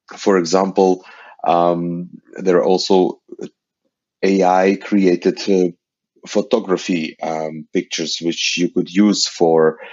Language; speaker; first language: English; non-native, fluent; Ukrainian